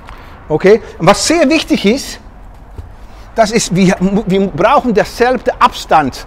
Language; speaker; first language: German; non-native, learner; Dutch